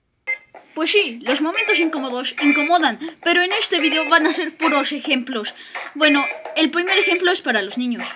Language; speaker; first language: Spanish; native; Spanish